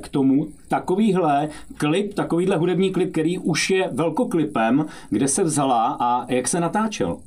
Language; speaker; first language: Czech; native; Czech